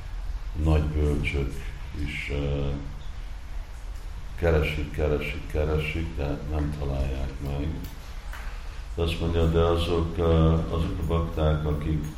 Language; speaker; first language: Hungarian; non-native, fluent; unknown